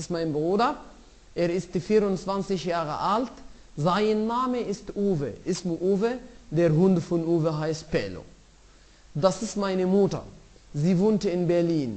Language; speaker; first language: German; non-native, fluent; Arabic